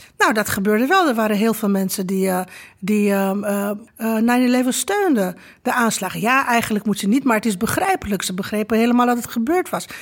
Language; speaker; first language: Dutch; non-native, fluent; Romanian